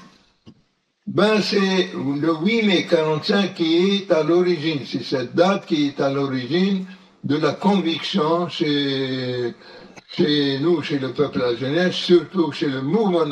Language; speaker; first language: French; non-native, local second language; Arabic